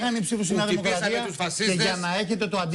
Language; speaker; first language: Greek; native; Greek